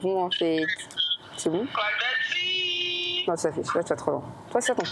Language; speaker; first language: French; native; French